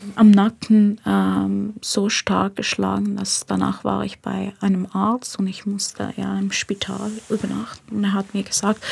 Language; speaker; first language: German; non-native, fluent; Persian